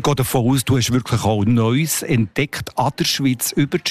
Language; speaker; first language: German; native; German